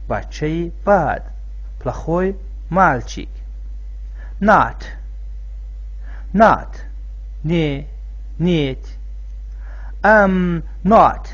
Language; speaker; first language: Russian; non-native, local second language; Tajik